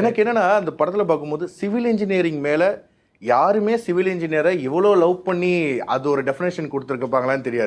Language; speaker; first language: Tamil; native; Tamil